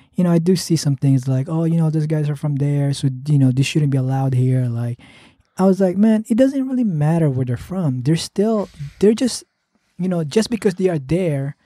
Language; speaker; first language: English; early bilingual, other home language; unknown